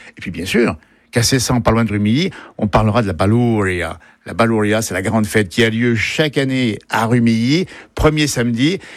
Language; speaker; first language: French; native; French